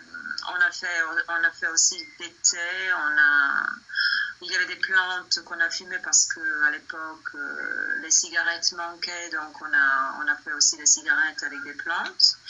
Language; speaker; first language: French; non-native, fluent; Bosnian